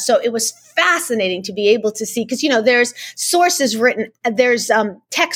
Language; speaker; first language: English; early bilingual, other home language; Russian